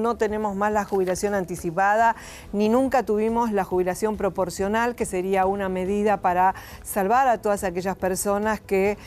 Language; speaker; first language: Spanish; native; Spanish